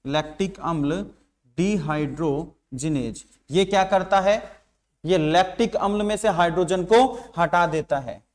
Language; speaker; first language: Hindi; native; Hindi